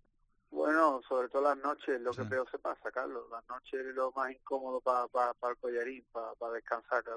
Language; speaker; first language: Spanish; native; Spanish